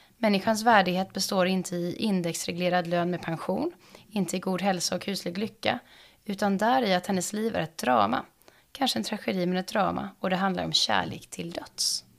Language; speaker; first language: Swedish; native; Swedish